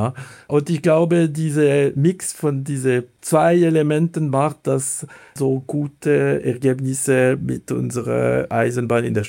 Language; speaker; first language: German; non-native, fluent; Italian